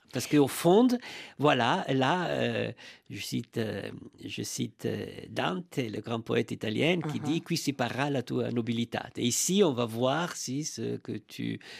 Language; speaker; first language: French; non-native, fluent; Italian